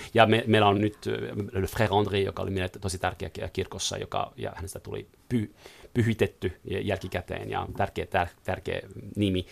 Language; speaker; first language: Finnish; non-native, fluent; French